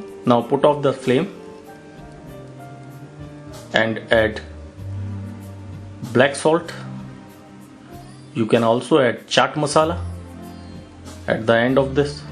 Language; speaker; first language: English; non-native, local second language; Hindi